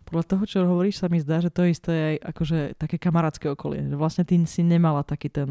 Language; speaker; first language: Slovak; native; Slovak